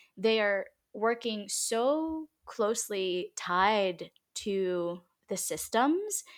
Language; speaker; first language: English; early bilingual, other home language; Filipino